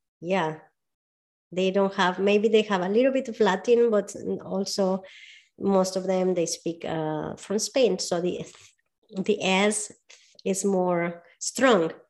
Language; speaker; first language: English; non-native, fluent; Spanish